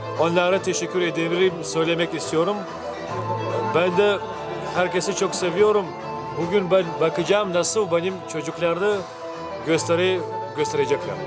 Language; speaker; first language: Turkish; non-native, learner; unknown